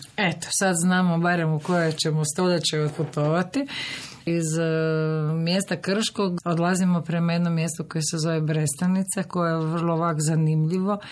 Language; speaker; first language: Croatian; native; Croatian